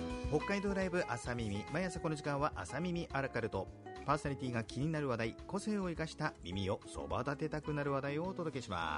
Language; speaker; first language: Japanese; native; Japanese